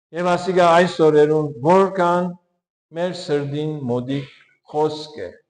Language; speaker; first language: Armenian; early bilingual, heritage; Armenian